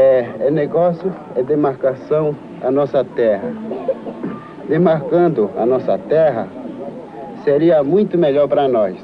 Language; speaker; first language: Portuguese; non-native, local second language; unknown